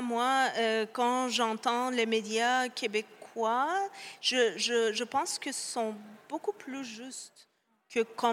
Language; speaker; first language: French; non-native, fluent; Persian